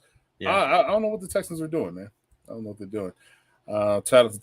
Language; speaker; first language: English; native; English